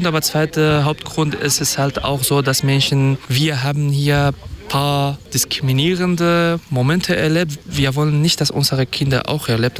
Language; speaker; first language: German; non-native, fluent; Kurdish